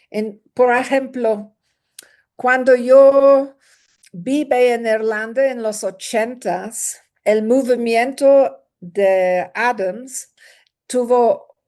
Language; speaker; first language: Spanish; non-native, learner; English